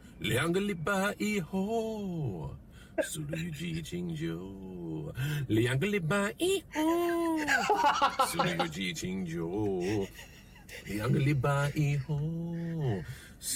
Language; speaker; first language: Chinese; non-native, learner; English